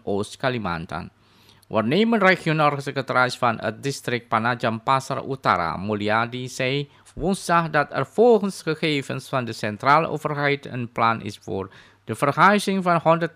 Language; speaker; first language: Dutch; non-native, fluent; Indonesian